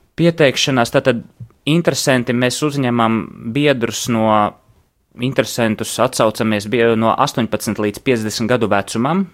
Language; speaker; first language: Latvian; native; Latvian